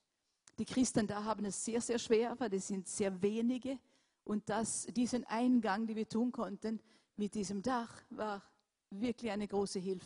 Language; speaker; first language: German; non-native, fluent; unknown